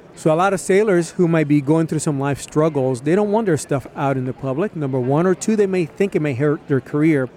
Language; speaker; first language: English; early bilingual, other home language; Spanish